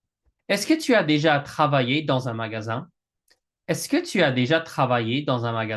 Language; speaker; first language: French; non-native, fluent; English